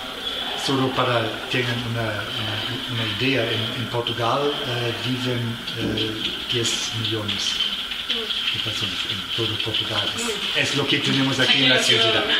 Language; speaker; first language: Spanish; non-native, fluent; German